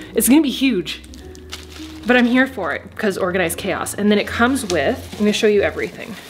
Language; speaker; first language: English; native; English